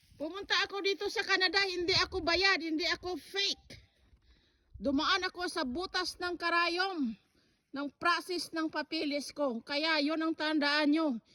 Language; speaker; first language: Filipino; non-native, local second language; Cebuano